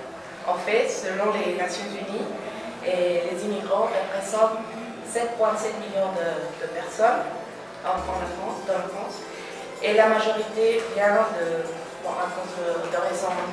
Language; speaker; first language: French; non-native, learner; Spanish